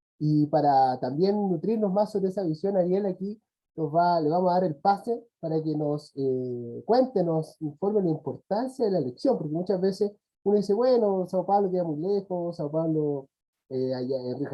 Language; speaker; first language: Spanish; native; Spanish